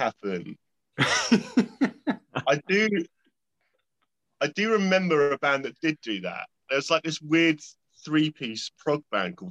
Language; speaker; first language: English; native; English